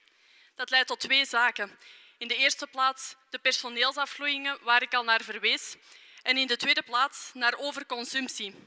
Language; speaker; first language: Dutch; native; Dutch